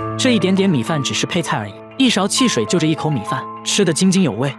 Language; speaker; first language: Chinese; native; Chinese